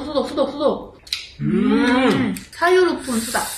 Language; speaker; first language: Korean; non-native, learner; Malay